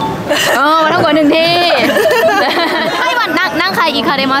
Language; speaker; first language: Japanese; non-native, fluent; Thai